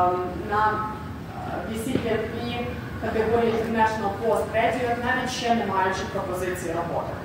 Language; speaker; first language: Ukrainian; native; Ukrainian